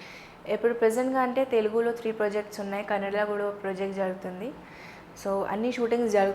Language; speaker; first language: Telugu; non-native, fluent; Hindi